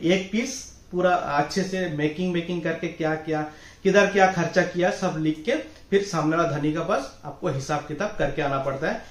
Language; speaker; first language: Hindi; non-native, local second language; Bangla